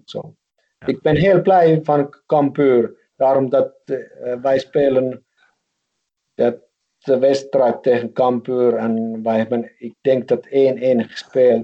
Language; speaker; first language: Dutch; non-native, fluent; Finnish